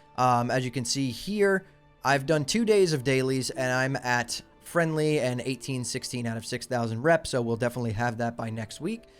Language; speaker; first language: English; native; English